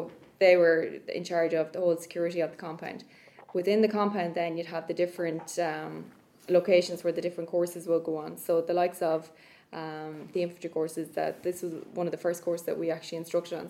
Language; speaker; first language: English; native; English